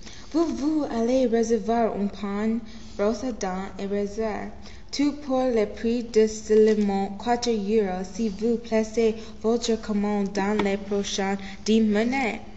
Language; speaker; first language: French; non-native, learner; English